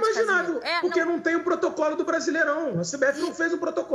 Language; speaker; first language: Portuguese; native; Portuguese